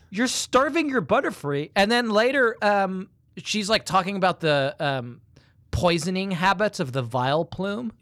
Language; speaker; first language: English; native; English